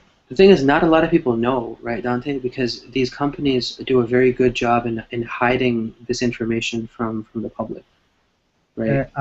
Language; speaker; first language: English; non-native, fluent; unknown